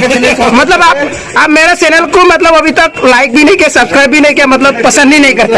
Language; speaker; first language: Hindi; non-native, local second language; Assamese